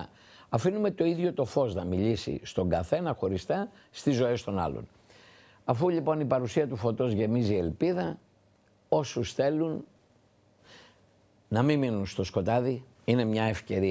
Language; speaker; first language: Greek; native; Greek